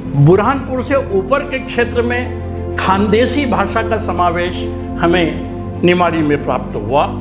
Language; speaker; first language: Hindi; native; Hindi